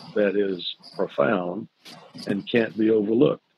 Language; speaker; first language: English; native; English